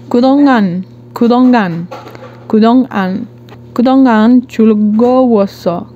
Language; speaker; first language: Korean; non-native, learner; Spanish